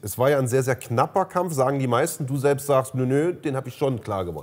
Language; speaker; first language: German; native; German